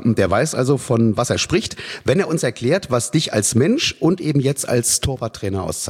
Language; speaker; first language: German; native; German